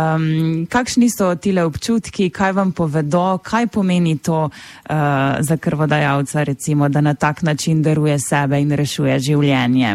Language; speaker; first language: Slovenian; native; Slovenian